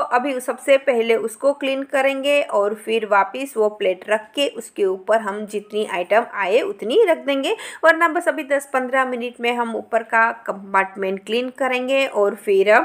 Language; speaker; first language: Hindi; non-native, local second language; Gujarati